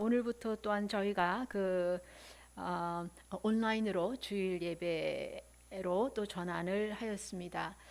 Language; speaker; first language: Korean; native; Korean